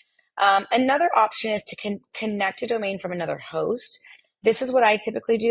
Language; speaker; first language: English; native; English